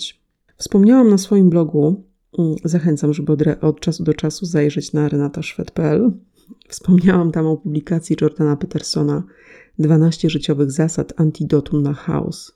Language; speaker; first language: Polish; native; Polish